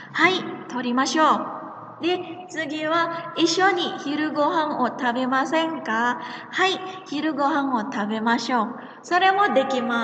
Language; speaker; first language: Japanese; non-native, fluent; Indonesian